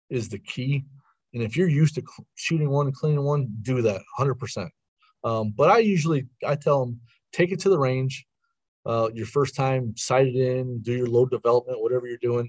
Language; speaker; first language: English; native; English